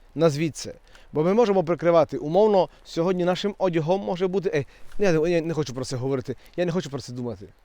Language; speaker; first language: Ukrainian; native; Ukrainian